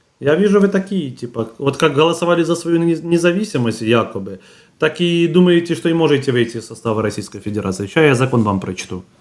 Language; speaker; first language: Russian; native; Russian